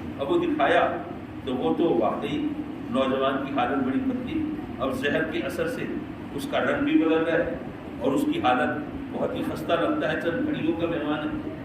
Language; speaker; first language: Urdu; native; Urdu